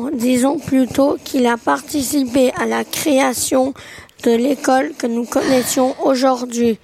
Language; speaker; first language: French; native; French